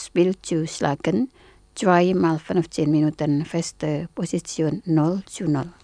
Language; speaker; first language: German; non-native, fluent; Indonesian